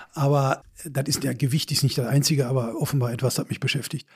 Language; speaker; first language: German; native; German